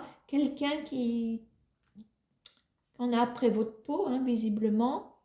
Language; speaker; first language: French; native; French